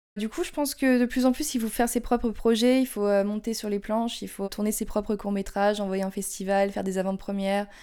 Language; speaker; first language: French; native; French